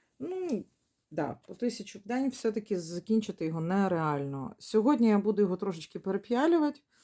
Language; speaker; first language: Ukrainian; non-native, local second language; Russian